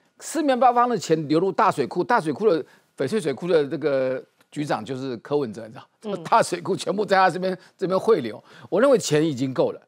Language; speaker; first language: Chinese; native; Chinese